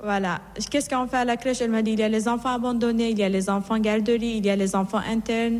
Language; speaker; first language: French; non-native, fluent; Assyrian Neo-Aramaic